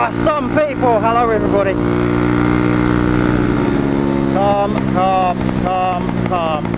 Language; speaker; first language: English; native; English